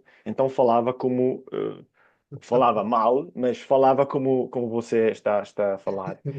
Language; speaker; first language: Portuguese; non-native, fluent; Italian